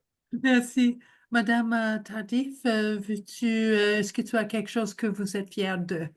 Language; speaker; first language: French; non-native, local second language; English